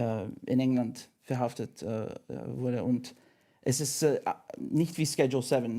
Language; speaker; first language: German; non-native, fluent; English